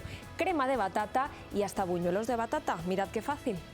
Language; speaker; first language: Spanish; native; Spanish